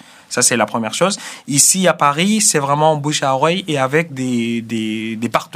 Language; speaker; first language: French; non-native, fluent; Arabic